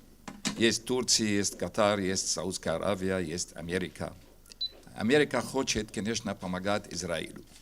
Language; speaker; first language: Russian; non-native, fluent; Arabic